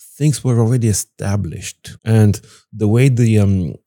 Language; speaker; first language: English; non-native, fluent; Bulgarian